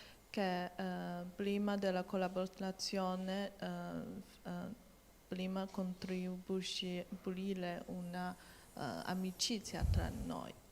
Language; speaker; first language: Italian; non-native, learner; Chinese